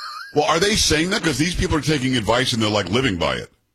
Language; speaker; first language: English; native; English